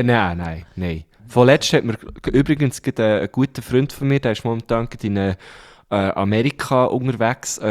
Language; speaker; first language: German; native; German